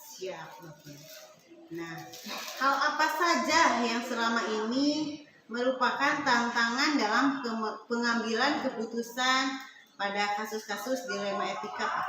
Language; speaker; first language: Indonesian; native; Indonesian